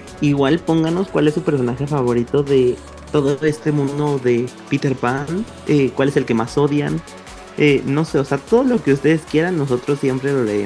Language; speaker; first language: Spanish; native; Spanish